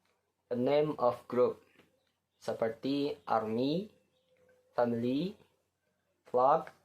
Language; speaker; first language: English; non-native, learner; Indonesian